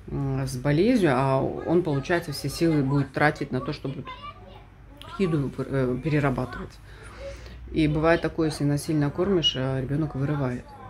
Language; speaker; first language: Russian; native; Russian